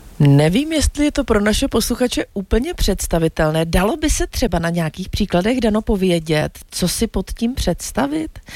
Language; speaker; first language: Czech; native; Czech